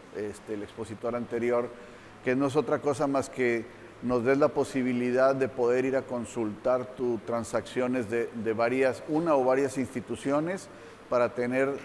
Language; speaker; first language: Spanish; native; Spanish